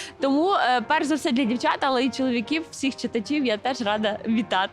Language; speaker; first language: Ukrainian; native; Ukrainian